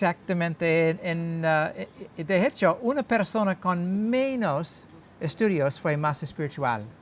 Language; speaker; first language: Spanish; non-native, learner; English